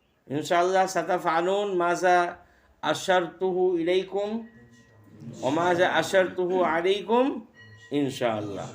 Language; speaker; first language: Arabic; non-native, fluent; Bangla